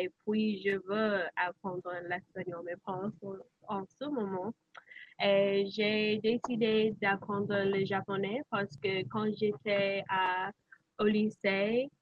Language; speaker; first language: French; non-native, learner; English